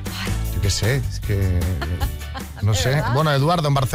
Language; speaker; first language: Spanish; native; Spanish